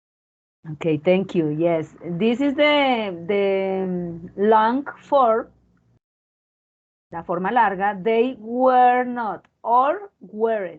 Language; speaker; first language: English; non-native, learner; Spanish